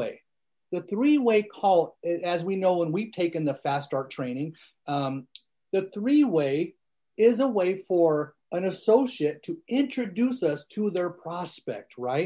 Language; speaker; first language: English; early bilingual, other home language; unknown